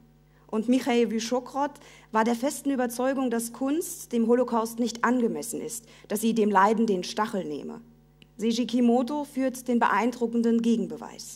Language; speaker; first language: German; native; German